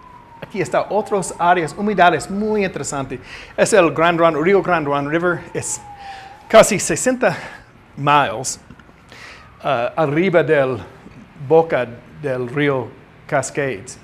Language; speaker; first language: Spanish; non-native, learner; English